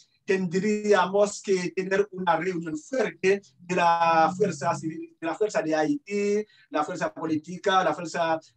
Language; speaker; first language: Spanish; non-native, fluent; Haitian Creole